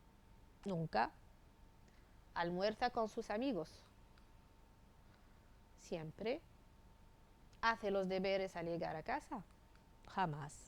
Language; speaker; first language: Spanish; non-native, fluent; Arabic